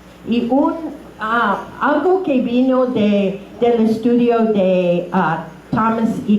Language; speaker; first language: Spanish; non-native, fluent; English